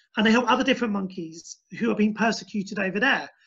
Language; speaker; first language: English; native; English